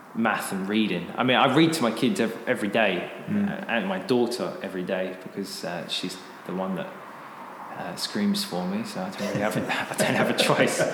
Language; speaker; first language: English; native; English